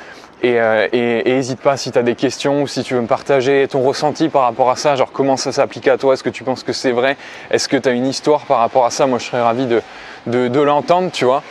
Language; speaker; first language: French; native; French